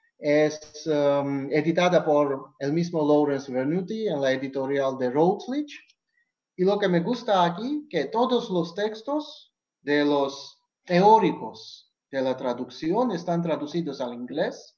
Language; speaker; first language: Spanish; non-native, fluent; Georgian